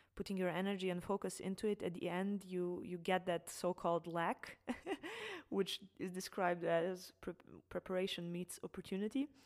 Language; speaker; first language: English; non-native, fluent; Serbian